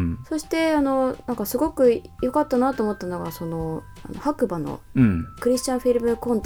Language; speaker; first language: Japanese; native; Japanese